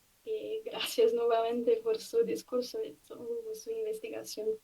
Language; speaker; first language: Spanish; non-native, fluent; Portuguese